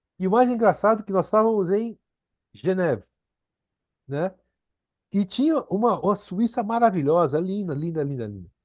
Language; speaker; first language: Portuguese; early bilingual, other home language; Korean